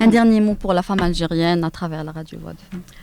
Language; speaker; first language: French; non-native, local second language; Arabic